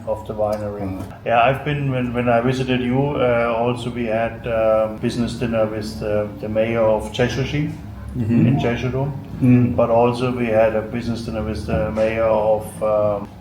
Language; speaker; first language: English; non-native, fluent; German